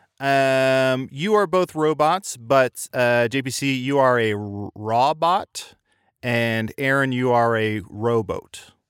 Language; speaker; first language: English; native; English